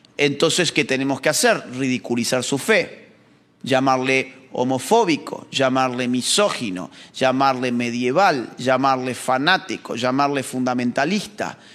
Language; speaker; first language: Spanish; native; Spanish